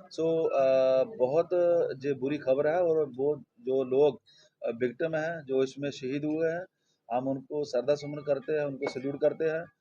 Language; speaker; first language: Hindi; non-native, local second language; Punjabi